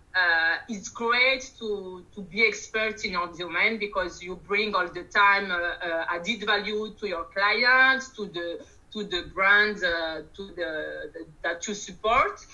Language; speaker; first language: English; non-native, learner; Malagasy